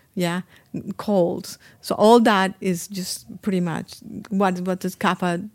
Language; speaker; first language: English; non-native, fluent; Spanish